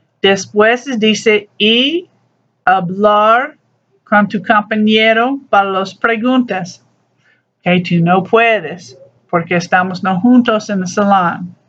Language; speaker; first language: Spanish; non-native, learner; English